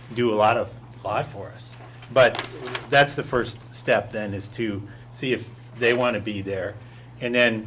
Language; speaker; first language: English; native; English